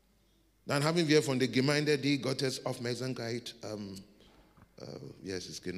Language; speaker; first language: German; non-native, learner; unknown